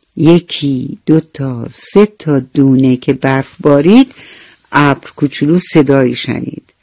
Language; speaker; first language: Persian; native; Persian